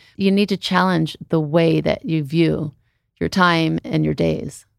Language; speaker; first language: English; native; English